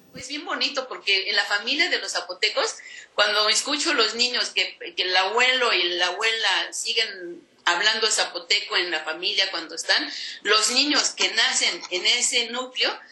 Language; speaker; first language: Spanish; non-native, local second language; Zapotec